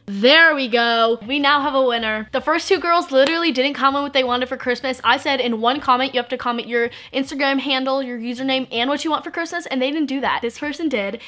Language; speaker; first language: English; native; English